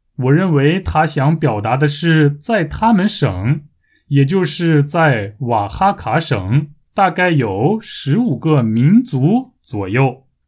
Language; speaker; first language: Chinese; native; Chinese